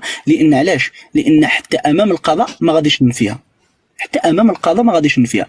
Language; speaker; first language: Arabic; native; Arabic